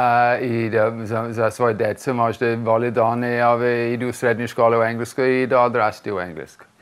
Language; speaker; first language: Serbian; non-native, fluent; English